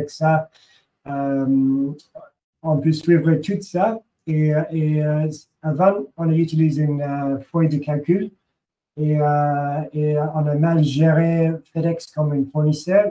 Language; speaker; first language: French; non-native, learner; English